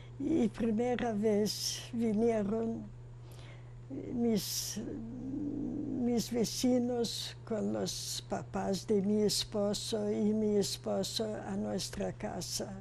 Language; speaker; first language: Spanish; non-native, fluent; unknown